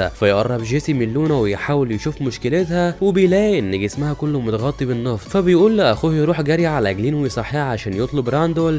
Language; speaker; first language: Arabic; native; Arabic